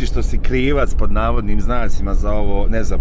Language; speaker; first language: Bosnian; native; Bosnian